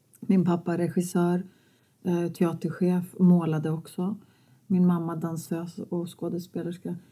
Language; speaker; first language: Swedish; native; Swedish